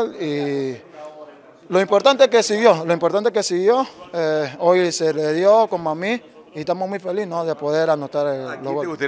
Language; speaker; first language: Spanish; native; Spanish